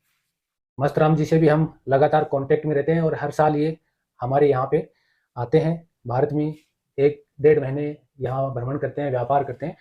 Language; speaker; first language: Hindi; native; Hindi